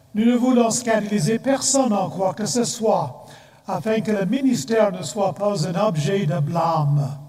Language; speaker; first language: French; non-native, fluent; English